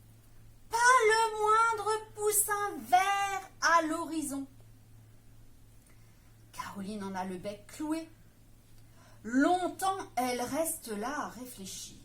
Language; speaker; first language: French; native; French